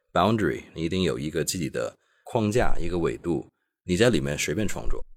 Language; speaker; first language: Chinese; non-native, local second language; Cantonese